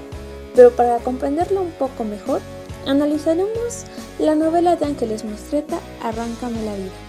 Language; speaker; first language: Spanish; native; Spanish